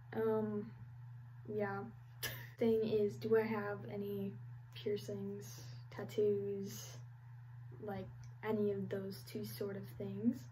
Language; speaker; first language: English; native; English